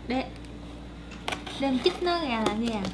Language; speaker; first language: Vietnamese; native; Vietnamese